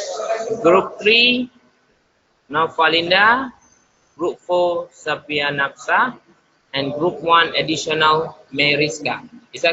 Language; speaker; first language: English; non-native, learner; Indonesian